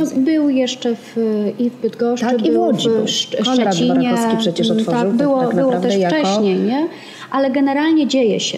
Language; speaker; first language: Polish; native; Polish